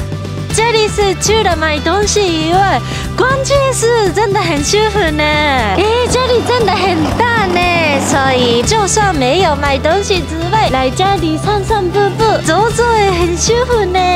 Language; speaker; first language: Chinese; non-native, fluent; Japanese